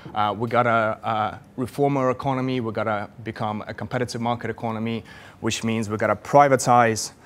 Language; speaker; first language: English; non-native, fluent; Russian